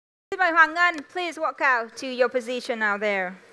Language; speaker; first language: English; non-native, fluent; Vietnamese